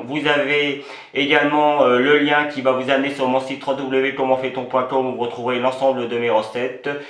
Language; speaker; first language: French; native; French